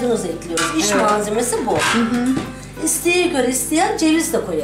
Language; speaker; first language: Turkish; native; Turkish